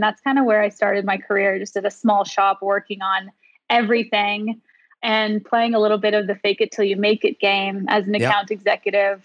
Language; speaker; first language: English; native; English